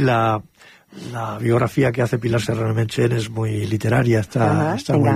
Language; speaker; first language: Spanish; native; Spanish